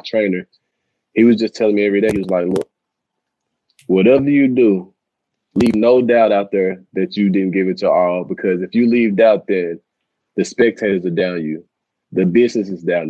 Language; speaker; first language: English; native; English